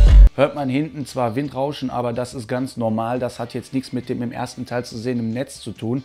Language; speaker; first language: German; native; German